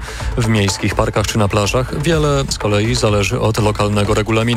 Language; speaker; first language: Polish; native; Polish